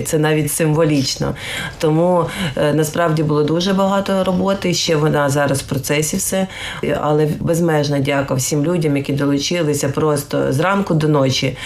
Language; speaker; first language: Ukrainian; native; Ukrainian